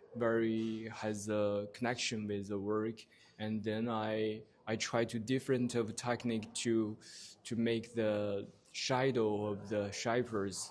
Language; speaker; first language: English; non-native, learner; Chinese